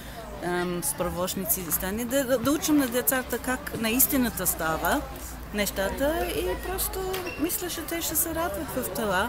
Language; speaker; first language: Bulgarian; non-native, learner; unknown